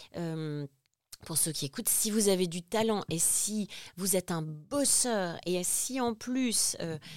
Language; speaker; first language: French; native; French